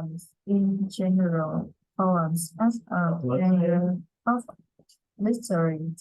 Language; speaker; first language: English; non-native, learner; Vietnamese